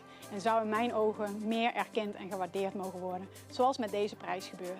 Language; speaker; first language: Dutch; native; Dutch